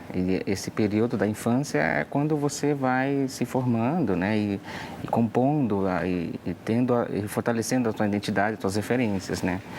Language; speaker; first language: Portuguese; native; Portuguese